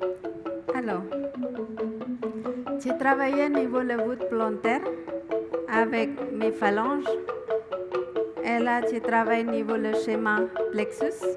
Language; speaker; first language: French; non-native, learner; Indonesian